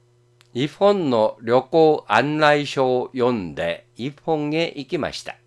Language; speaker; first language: Japanese; non-native, fluent; Korean